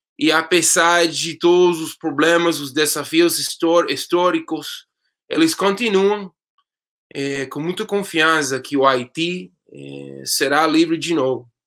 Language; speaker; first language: Portuguese; non-native, fluent; English